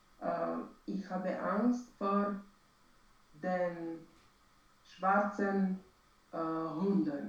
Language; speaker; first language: German; non-native, learner; Romanian